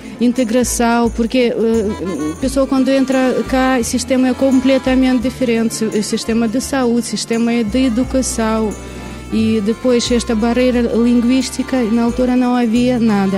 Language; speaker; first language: Portuguese; non-native, fluent; Russian